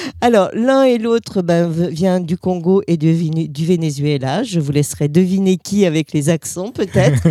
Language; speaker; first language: French; native; French